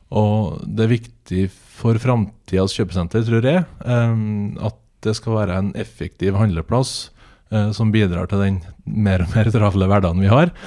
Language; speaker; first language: Norwegian; native; Norwegian